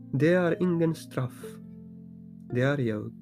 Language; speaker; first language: Norwegian; non-native, fluent; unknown